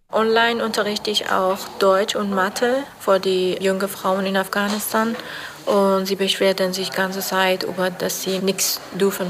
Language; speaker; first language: German; non-native, fluent; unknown